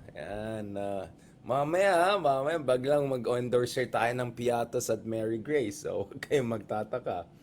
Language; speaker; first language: Filipino; native; Filipino